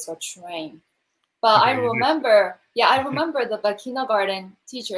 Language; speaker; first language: English; non-native, learner; Japanese